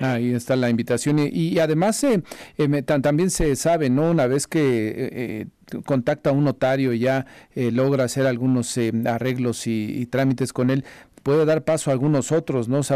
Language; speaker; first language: Spanish; native; Spanish